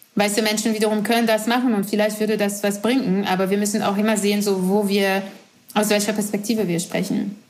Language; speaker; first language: German; non-native, fluent; French